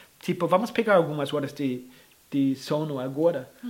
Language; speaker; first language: Portuguese; non-native, fluent; English